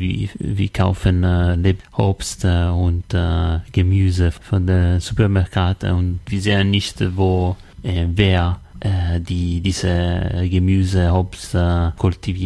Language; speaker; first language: German; non-native, learner; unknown